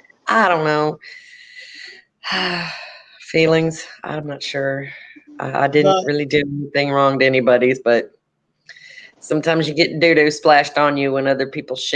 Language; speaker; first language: English; native; English